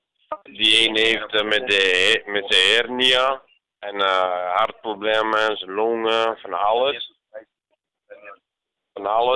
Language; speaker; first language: Dutch; non-native, local second language; Bosnian